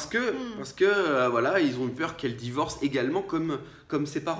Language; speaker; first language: French; native; French